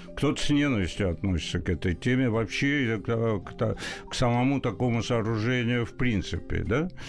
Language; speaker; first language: Russian; native; Russian